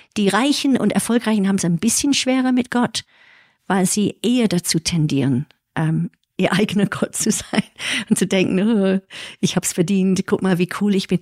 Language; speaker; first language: German; early bilingual, heritage; English